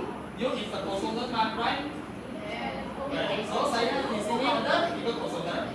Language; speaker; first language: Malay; non-native, local second language; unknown